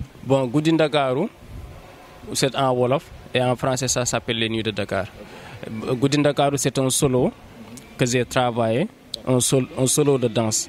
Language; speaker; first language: French; non-native, local second language; Wolof